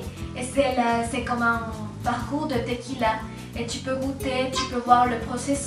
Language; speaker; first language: French; non-native, fluent; Spanish